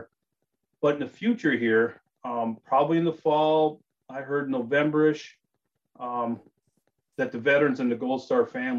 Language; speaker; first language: English; native; English